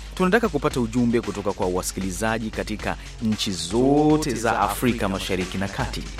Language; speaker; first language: Swahili; native; Swahili